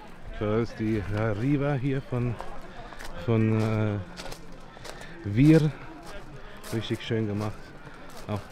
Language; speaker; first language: German; native; German